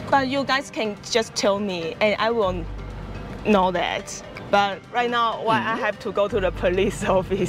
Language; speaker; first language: English; non-native, learner; Chinese